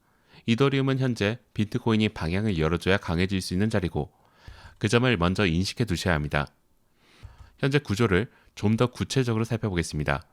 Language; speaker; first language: Korean; native; Korean